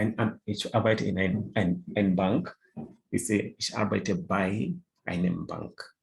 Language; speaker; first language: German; non-native, fluent; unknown